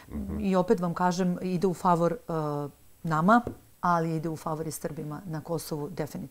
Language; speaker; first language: Serbian; native; Serbian